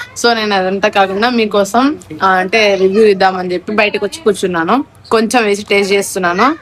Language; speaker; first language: Telugu; non-native, local second language; Lambadi